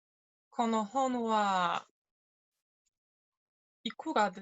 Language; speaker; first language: Japanese; non-native, learner; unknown